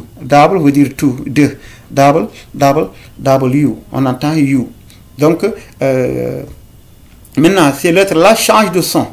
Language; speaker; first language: French; non-native, local second language; Fula